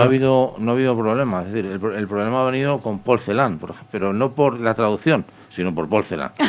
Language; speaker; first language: Spanish; native; Spanish